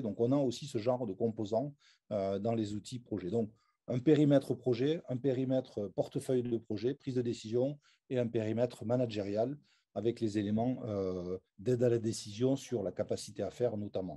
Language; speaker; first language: French; native; French